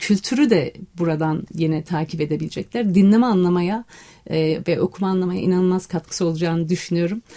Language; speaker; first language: Turkish; native; Turkish